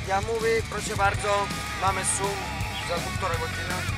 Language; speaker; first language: Polish; non-native, learner; Spanish